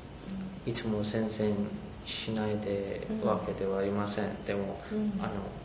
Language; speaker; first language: Japanese; non-native, learner; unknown